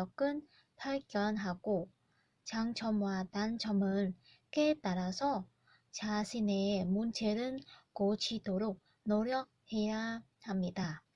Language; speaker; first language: Korean; non-native, learner; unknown